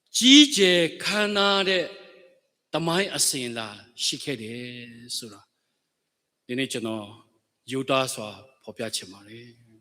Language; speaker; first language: Burmese; non-native, local second language; S'gaw Karen